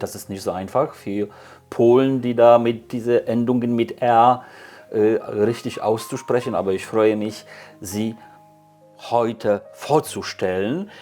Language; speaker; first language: German; non-native, fluent; Polish